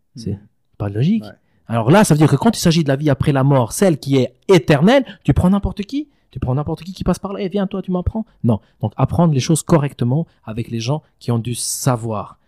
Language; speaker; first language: French; native; French